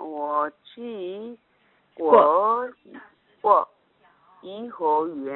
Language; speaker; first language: Chinese; non-native, learner; Korean